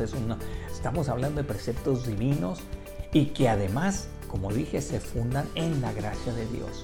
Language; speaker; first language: Spanish; native; Spanish